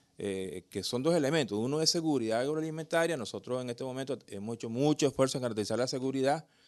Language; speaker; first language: Spanish; native; Spanish